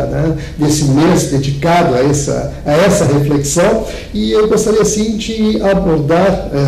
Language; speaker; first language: Portuguese; native; Portuguese